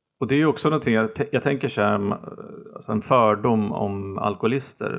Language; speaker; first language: Swedish; native; Swedish